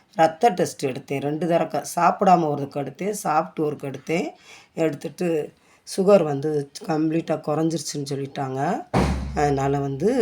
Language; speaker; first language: Tamil; native; Tamil